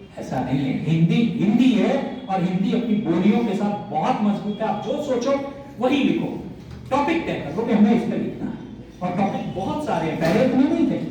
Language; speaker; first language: Hindi; native; Hindi